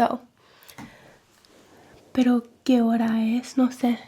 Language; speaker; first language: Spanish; non-native, learner; English